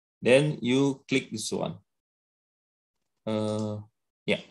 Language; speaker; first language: English; non-native, learner; Indonesian